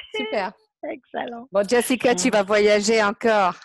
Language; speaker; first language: French; non-native, fluent; English